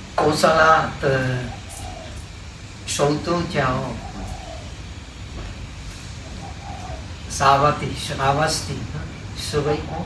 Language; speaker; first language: Chinese; non-native, fluent; Czech